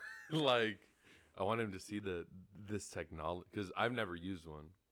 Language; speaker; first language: English; early bilingual, other home language; Spanish